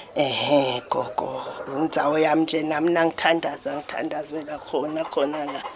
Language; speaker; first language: Zulu; non-native, local second language; Swati